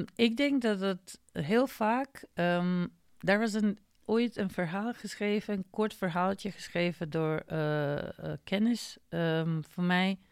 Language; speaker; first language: Dutch; non-native, fluent; Macedonian